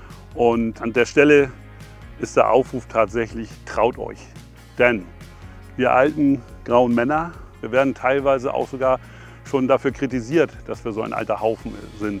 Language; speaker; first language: German; native; German